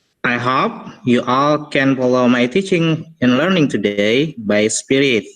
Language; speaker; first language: English; non-native, learner; Indonesian